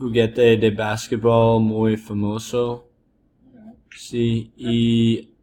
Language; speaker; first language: Spanish; non-native, learner; English